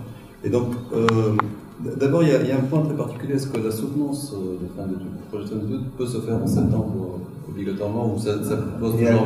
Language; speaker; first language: French; non-native, local second language; Arabic